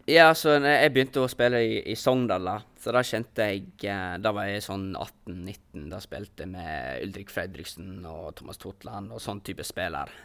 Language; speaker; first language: Norwegian; early bilingual, heritage; Norwegian